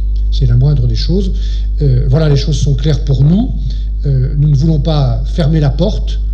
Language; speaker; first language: French; native; French